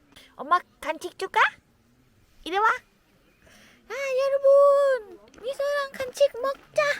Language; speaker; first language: Korean; non-native, learner; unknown